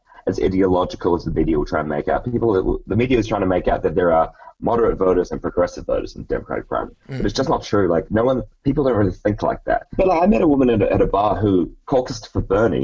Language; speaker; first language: English; native; English